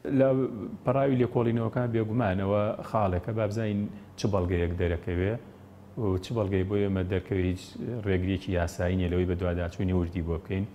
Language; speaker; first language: Central Kurdish; native; Central Kurdish